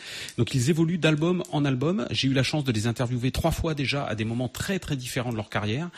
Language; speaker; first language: French; native; French